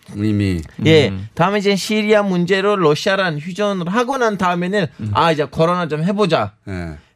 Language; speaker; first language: Korean; non-native, fluent; Turkish